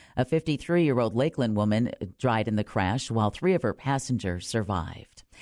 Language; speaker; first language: English; native; English